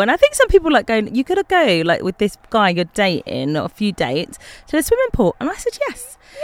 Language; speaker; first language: English; native; English